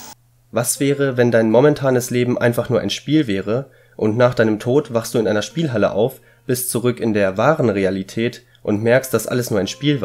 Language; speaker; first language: German; native; German